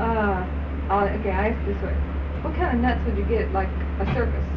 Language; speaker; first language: English; native; English